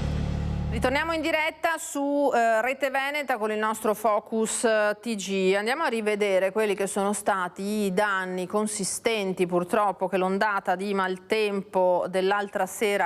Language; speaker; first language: Italian; native; Italian